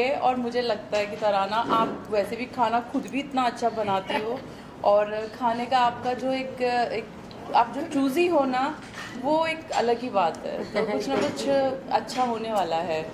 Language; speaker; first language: Hindi; native; Hindi